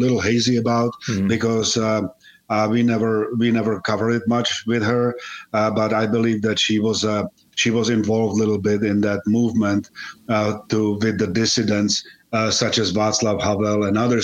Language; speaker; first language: English; non-native, fluent; Czech